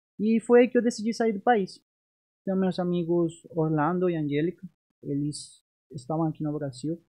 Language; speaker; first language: Portuguese; non-native, fluent; Spanish